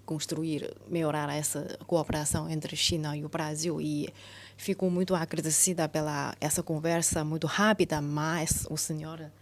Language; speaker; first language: Portuguese; non-native, fluent; Chinese